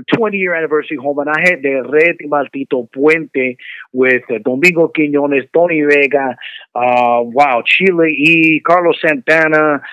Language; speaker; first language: English; native; English